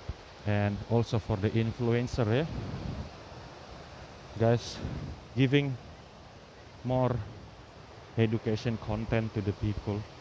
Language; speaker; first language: English; non-native, learner; Indonesian